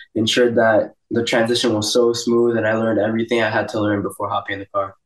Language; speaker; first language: English; early bilingual, other home language; Portuguese